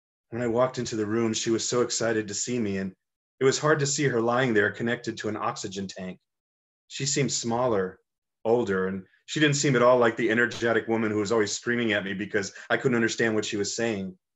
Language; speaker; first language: English; native; English